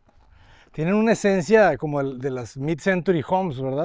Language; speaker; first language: Spanish; native; Spanish